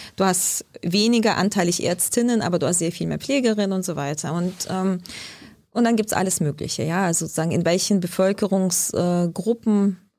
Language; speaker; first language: German; early bilingual, other home language; Lithuanian